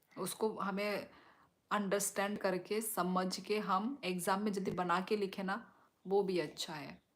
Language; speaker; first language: Hindi; non-native, local second language; Kok Borok